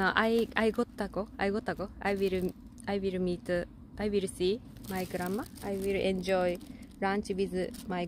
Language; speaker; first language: English; non-native, learner; Japanese